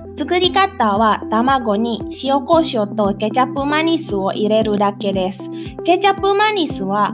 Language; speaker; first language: Japanese; non-native, fluent; Indonesian